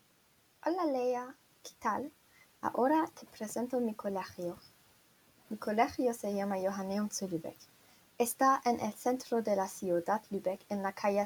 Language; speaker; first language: Spanish; non-native, learner; German